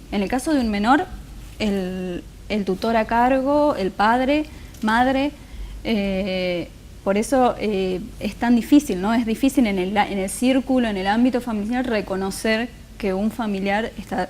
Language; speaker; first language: Spanish; native; Spanish